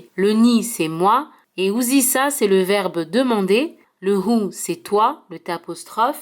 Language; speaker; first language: French; early bilingual, heritage; French